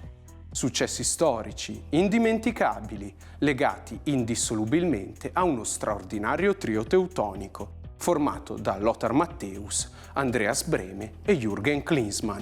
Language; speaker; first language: Italian; native; Italian